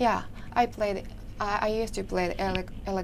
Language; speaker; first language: English; non-native, learner; Japanese